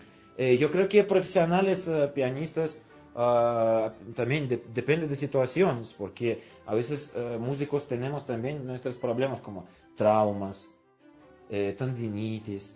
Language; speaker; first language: Spanish; non-native, fluent; Russian